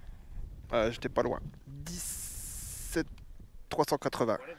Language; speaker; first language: French; native; French